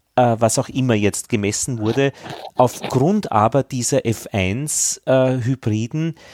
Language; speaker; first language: German; native; German